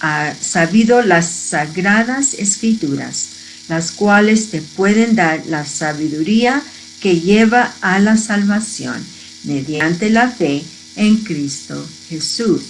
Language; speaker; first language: Spanish; early bilingual, heritage; Spanish